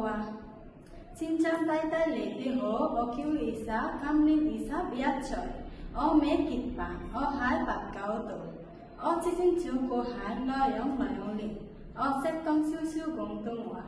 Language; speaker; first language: Cantonese; non-native, learner; Bangla